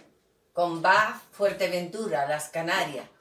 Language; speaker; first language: Spanish; native; Spanish